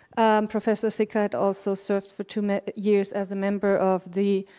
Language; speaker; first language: English; non-native, fluent; German